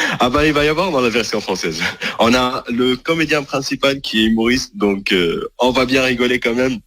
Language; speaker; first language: French; non-native, local second language; Arabic